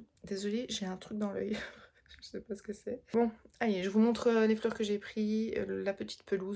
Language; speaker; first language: French; native; French